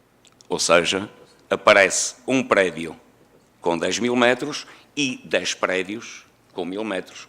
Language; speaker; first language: Portuguese; native; Portuguese